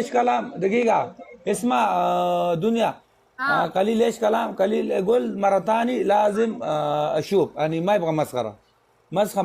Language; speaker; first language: Arabic; non-native, learner; Pashto